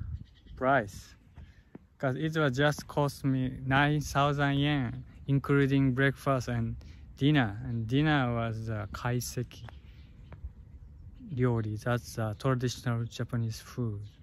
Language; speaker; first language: English; non-native, learner; Japanese